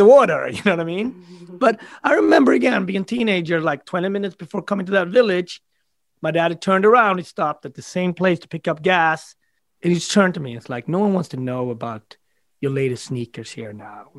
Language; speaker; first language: English; non-native, fluent; Swedish